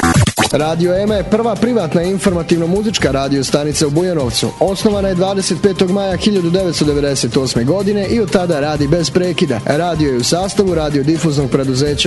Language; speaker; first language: Serbian; native; Serbian